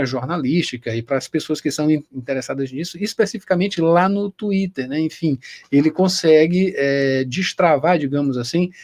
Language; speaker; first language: Portuguese; native; Portuguese